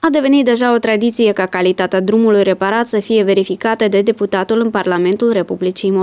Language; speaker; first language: Romanian; native; Romanian